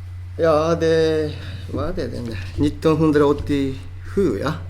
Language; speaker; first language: Swedish; non-native, fluent; Japanese